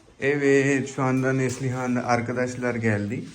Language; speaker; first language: Turkish; non-native, learner; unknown